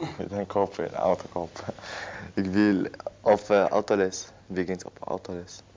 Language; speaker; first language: Dutch; non-native, learner; Arabic